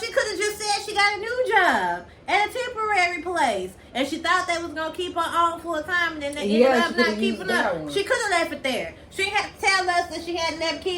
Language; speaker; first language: English; native; English